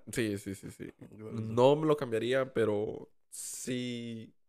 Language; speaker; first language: Spanish; early bilingual, heritage; Spanish